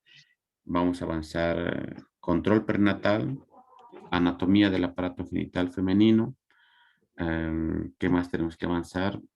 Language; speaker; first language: Spanish; native; Spanish